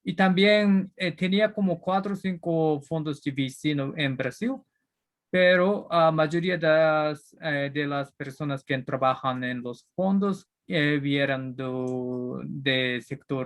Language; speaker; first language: Spanish; non-native, learner; Japanese